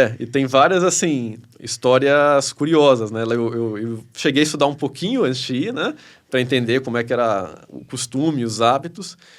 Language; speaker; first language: Portuguese; early bilingual, other home language; Spanish